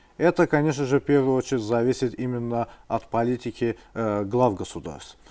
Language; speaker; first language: Russian; non-native, local second language; Azerbaijani